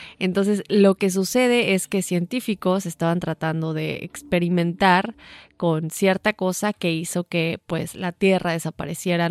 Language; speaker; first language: Spanish; native; Spanish